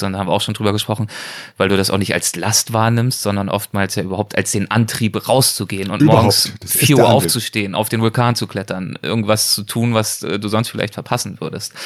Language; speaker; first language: German; native; German